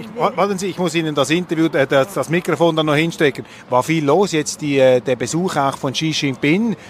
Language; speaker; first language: German; native; German